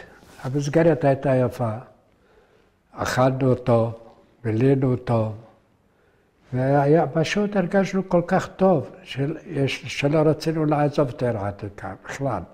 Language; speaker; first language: Hebrew; early bilingual, other home language; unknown